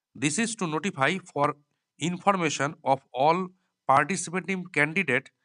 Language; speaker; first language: English; non-native, local second language; Bangla